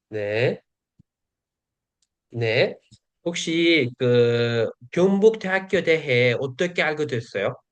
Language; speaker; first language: Korean; non-native, fluent; Uzbek